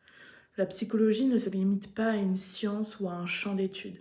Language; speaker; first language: French; native; French